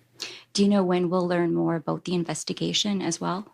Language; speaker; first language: English; native; English